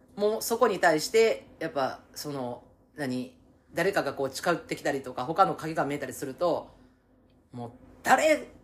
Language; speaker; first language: Japanese; native; Japanese